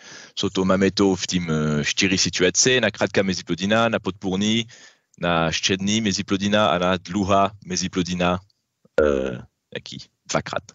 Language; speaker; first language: Czech; non-native, learner; French